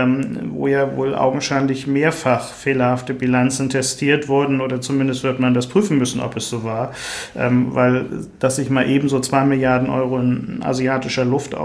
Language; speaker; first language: German; native; German